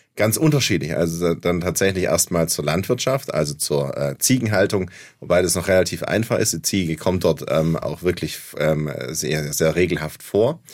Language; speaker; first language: German; native; German